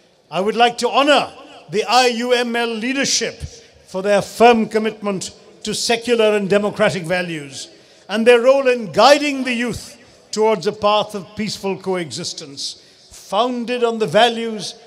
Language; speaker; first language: English; non-native, local second language; Malayalam